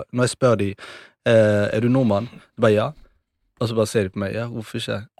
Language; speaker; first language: Norwegian; native; Norwegian